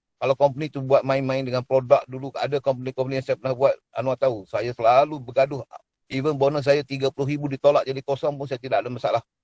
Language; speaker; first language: Malay; native; Malay